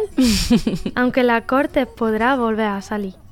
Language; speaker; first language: Spanish; native; Spanish